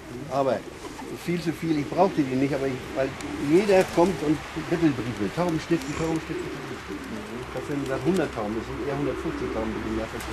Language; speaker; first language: German; native; German